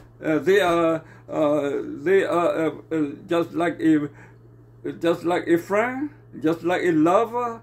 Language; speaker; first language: English; non-native, learner; Burmese